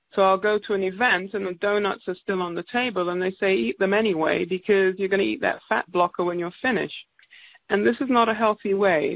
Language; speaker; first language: English; native; English